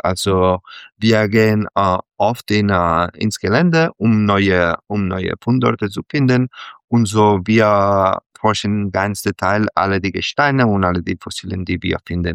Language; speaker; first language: German; non-native, fluent; Catalan